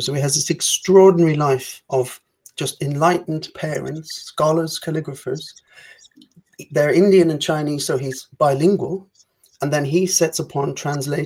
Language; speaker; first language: English; native; English